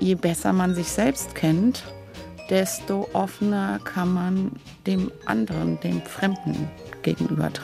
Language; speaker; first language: German; native; German